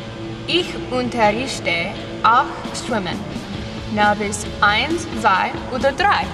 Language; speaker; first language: German; non-native, learner; English